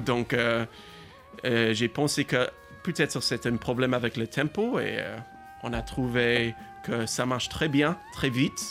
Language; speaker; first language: French; non-native, learner; English